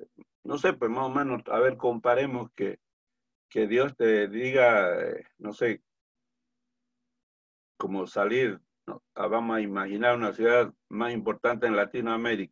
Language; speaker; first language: Spanish; native; Spanish